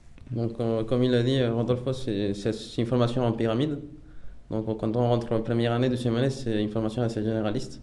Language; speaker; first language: French; non-native, fluent; Spanish